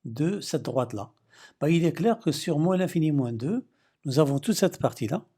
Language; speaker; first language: French; non-native, local second language; Arabic